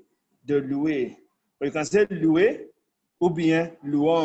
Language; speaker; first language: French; non-native, fluent; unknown